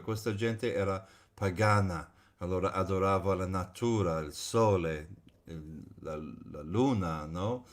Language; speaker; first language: Italian; non-native, fluent; English